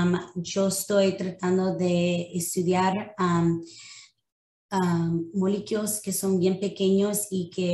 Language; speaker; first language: Spanish; early bilingual, other home language; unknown